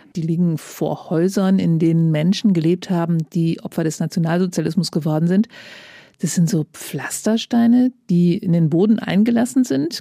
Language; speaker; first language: German; native; German